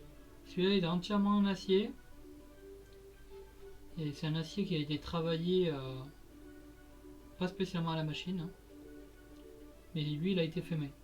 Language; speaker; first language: French; native; French